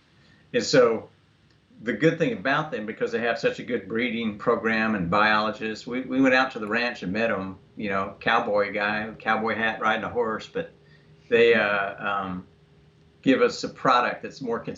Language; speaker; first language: English; native; English